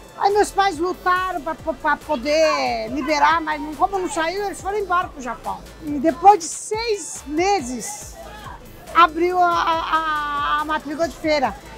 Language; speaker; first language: Portuguese; early bilingual, other home language; Japanese